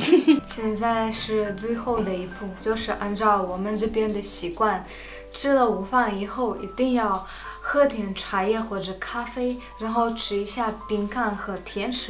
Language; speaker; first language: Chinese; non-native, fluent; Russian